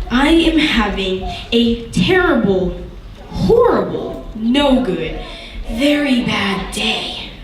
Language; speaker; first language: English; native; English